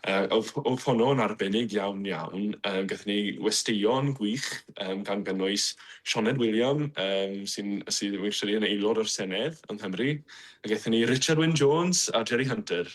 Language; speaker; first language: Welsh; non-native, fluent; English